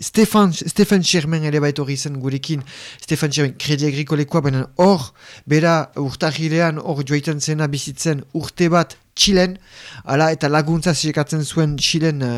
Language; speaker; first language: Basque; native; Basque